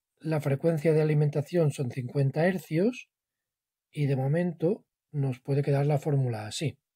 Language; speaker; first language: Spanish; non-native, local second language; Catalan